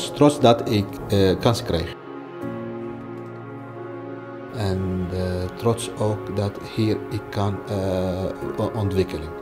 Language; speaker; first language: Dutch; non-native, learner; Arabic